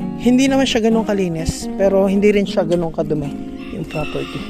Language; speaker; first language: Filipino; non-native, local second language; Bikol